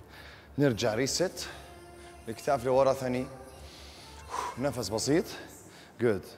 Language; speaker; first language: Arabic; native; Arabic